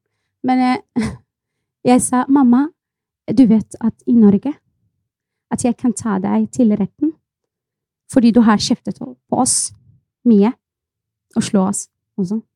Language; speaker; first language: Norwegian; non-native, fluent; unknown